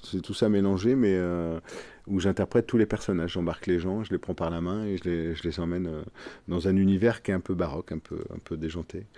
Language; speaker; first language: French; native; French